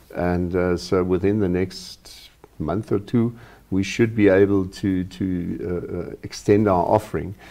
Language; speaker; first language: English; non-native, local second language; German